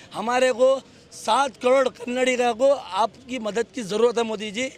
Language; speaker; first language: Hindi; non-native, local second language; Kannada